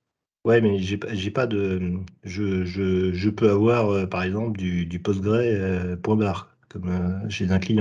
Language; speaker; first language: French; native; French